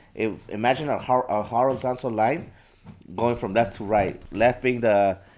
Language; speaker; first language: English; early bilingual, other home language; Spanish